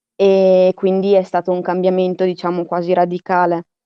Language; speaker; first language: Italian; native; Italian